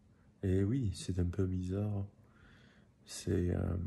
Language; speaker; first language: French; non-native, learner; English